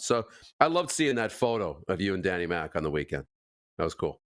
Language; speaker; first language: English; native; English